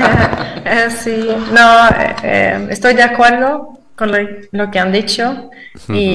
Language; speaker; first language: Spanish; non-native, fluent; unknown